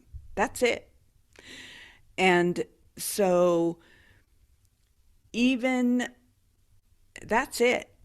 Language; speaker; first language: English; native; English